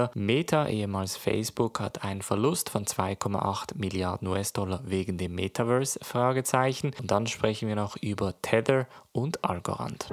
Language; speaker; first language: German; native; German